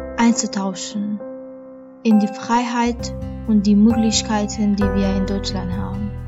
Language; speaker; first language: German; non-native, fluent; Persian